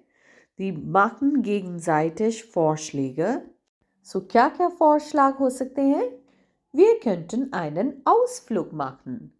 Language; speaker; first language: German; non-native, fluent; Hindi